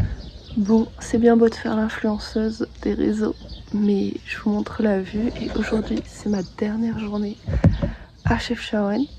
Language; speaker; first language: French; native; French